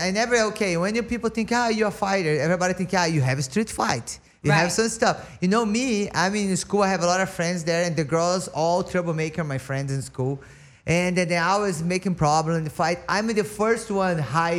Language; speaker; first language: English; non-native, learner; Portuguese